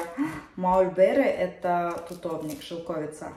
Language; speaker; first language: Russian; native; Russian